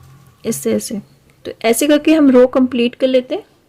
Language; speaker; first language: Hindi; native; Hindi